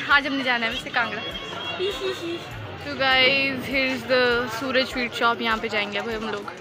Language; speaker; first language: Hindi; native; Hindi